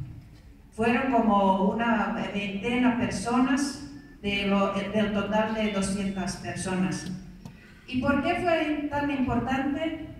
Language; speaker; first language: Spanish; non-native, fluent; Finnish